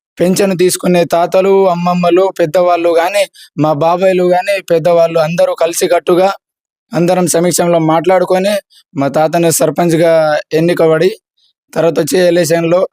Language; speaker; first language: Telugu; non-native, local second language; Lambadi